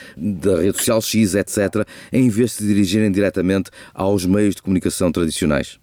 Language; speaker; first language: Portuguese; native; Portuguese